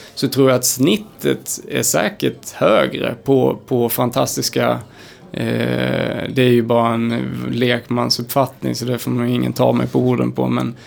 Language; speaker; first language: Swedish; native; Swedish